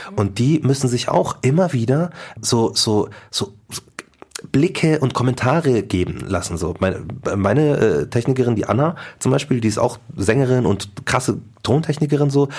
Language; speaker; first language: German; native; German